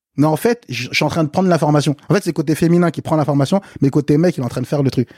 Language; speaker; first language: French; early bilingual, other home language; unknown